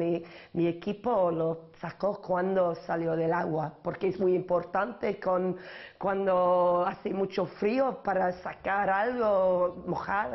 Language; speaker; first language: Spanish; non-native, learner; English